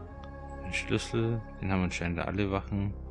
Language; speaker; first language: German; native; German